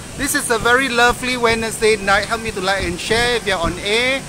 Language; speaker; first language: English; non-native, local second language; Chinese